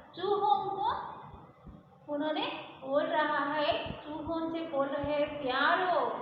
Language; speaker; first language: Hindi; non-native, local second language; Kannada